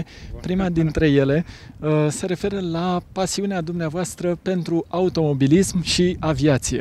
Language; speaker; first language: Romanian; native; Romanian